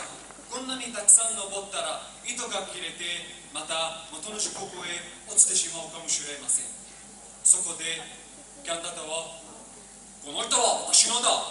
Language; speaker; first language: Japanese; non-native, learner; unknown